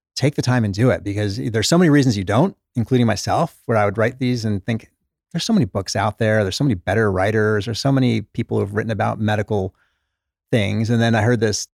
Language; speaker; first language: English; native; English